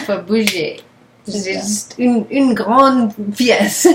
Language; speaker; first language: French; non-native, learner; English